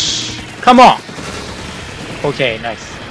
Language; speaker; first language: English; non-native, learner; Japanese